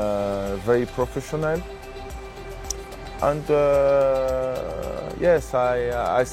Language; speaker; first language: English; non-native, learner; French